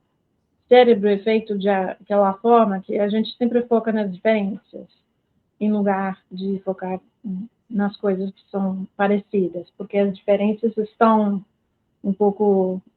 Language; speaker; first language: Portuguese; non-native, fluent; French